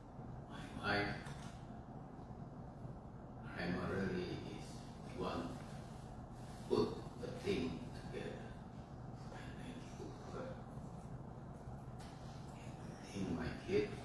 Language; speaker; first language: English; non-native, fluent; Indonesian